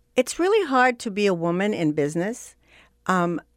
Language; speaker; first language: English; native; English